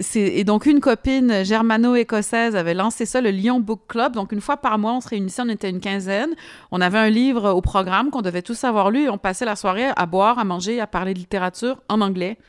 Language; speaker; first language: French; native; French